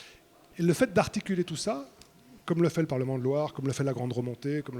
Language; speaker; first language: French; native; French